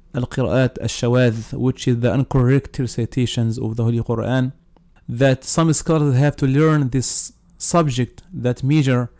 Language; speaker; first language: English; non-native, fluent; Arabic